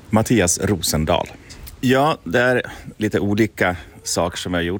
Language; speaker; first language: Swedish; native; Swedish